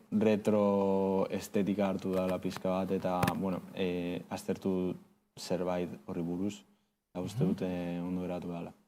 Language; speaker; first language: Basque; non-native, local second language; Spanish